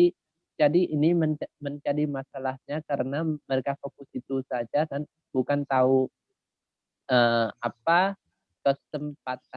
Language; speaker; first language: Indonesian; non-native, learner; Khmer